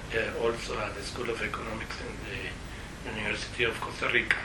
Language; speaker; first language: English; non-native, fluent; Spanish